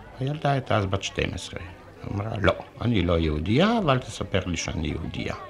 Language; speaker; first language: Hebrew; non-native, fluent; Yiddish